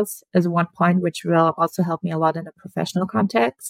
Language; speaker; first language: English; non-native, fluent; German